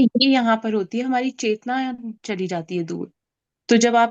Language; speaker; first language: Hindi; native; Hindi